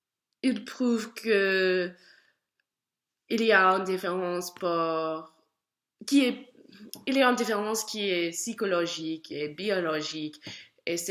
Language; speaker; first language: French; non-native, learner; English